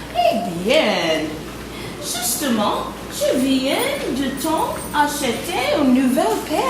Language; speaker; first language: French; non-native, fluent; English